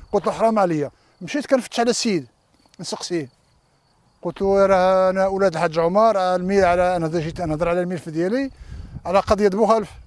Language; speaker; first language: Arabic; non-native, local second language; Riffian